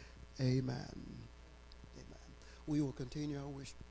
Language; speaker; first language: English; native; English